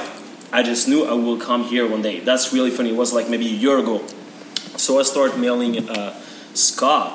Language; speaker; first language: English; non-native, learner; French